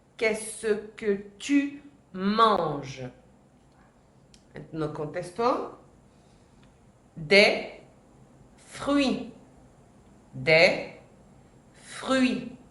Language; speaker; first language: French; non-native, fluent; Spanish